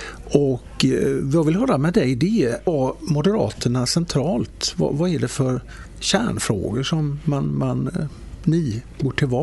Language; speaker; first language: Swedish; native; Swedish